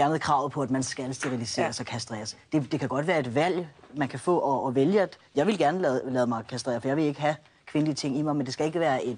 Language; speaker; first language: Danish; native; Danish